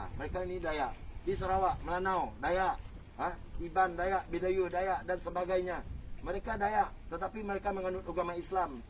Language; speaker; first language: Malay; non-native, local second language; Iban